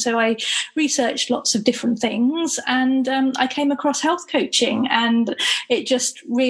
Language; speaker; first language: English; native; English